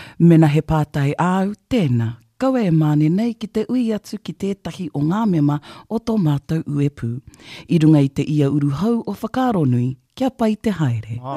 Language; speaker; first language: Māori; native; Māori